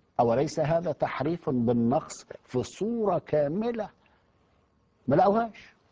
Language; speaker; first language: Arabic; native; Arabic